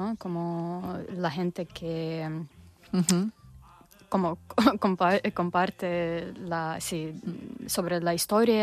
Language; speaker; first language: Spanish; non-native, learner; English